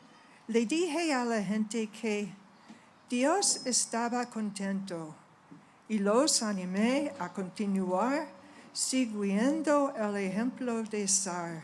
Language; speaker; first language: Spanish; non-native, fluent; English